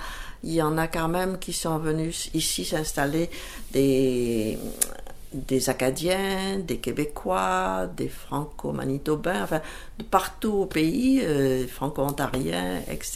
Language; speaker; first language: French; native; French